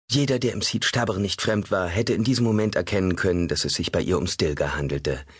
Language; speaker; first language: German; native; German